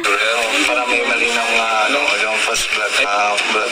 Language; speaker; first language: Filipino; non-native, learner; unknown